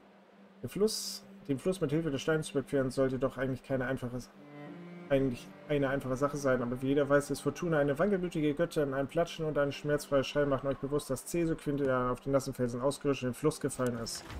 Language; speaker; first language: German; native; German